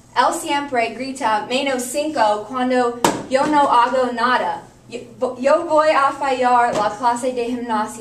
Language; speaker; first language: Spanish; non-native, learner; English